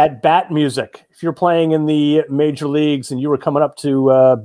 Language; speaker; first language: English; native; English